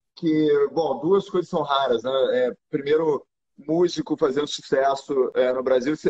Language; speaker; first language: Portuguese; non-native, local second language; English